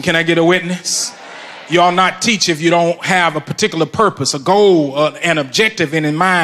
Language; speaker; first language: English; native; English